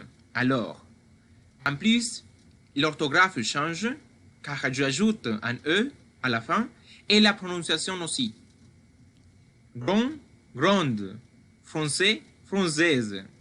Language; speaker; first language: French; non-native, fluent; Spanish